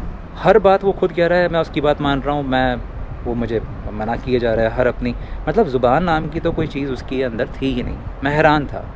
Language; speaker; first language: Hindi; native; Hindi